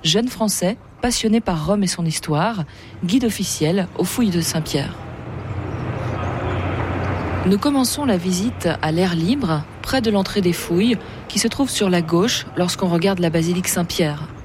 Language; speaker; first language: French; native; French